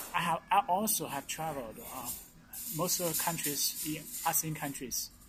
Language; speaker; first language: English; non-native, fluent; Chinese